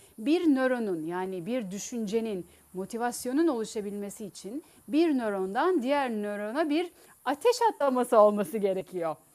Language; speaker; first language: Turkish; native; Turkish